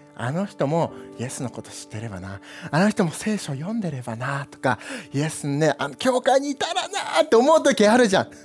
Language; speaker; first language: Japanese; early bilingual, other home language; English